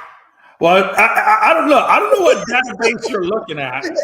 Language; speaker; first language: English; native; English